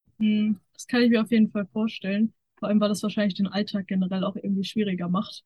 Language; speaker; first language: German; native; German